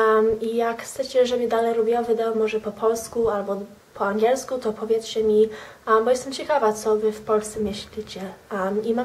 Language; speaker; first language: Polish; early bilingual, heritage; Polish